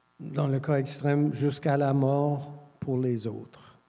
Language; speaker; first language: French; non-native, fluent; English